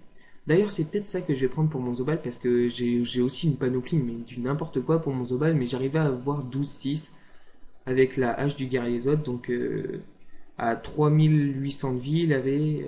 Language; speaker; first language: French; native; French